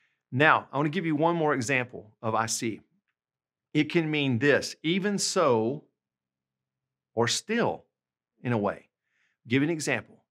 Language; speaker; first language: English; native; English